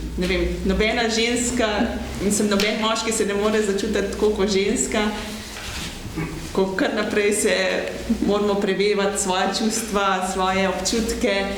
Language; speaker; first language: Slovenian; native; Slovenian